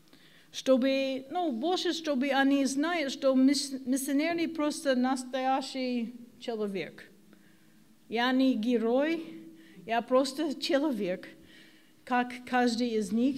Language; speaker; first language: Russian; non-native, learner; English